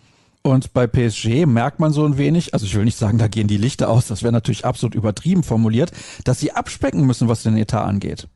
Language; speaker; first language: German; native; German